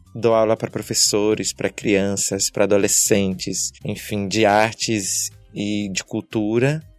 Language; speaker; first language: Portuguese; native; Portuguese